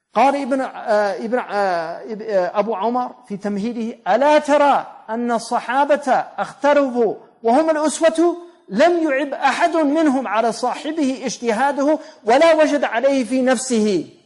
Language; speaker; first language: Arabic; non-native, fluent; English